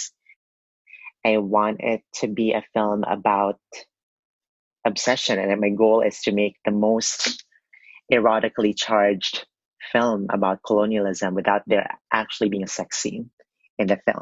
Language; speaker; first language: English; non-native, local second language; Cebuano